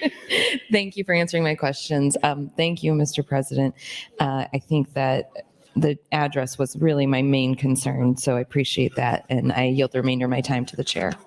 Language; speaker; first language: English; native; English